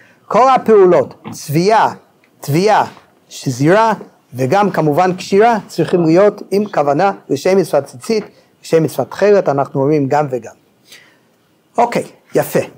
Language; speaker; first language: Hebrew; non-native, fluent; English